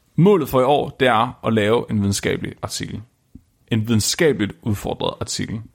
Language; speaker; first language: Danish; native; Danish